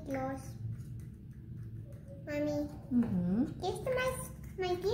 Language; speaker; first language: Spanish; early bilingual, heritage; English